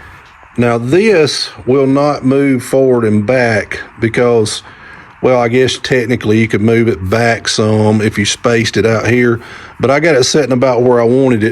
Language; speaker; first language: English; native; English